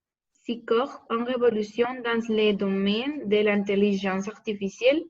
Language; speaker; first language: French; non-native, learner; Spanish